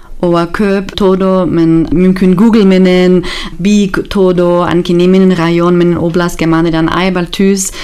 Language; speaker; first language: Kyrgyz; non-native, learner; German